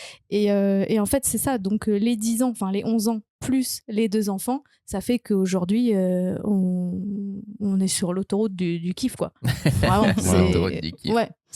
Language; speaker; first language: French; native; French